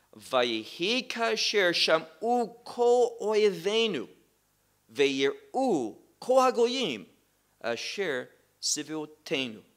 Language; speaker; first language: Hebrew; non-native, fluent; English